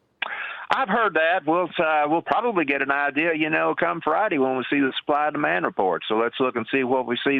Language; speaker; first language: English; native; English